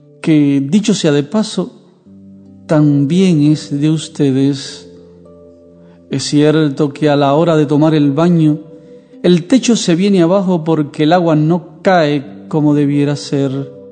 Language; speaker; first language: Spanish; native; Spanish